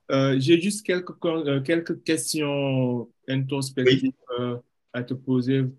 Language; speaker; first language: French; non-native, local second language; Wolof